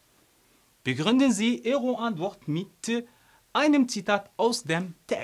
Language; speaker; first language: German; non-native, fluent; Arabic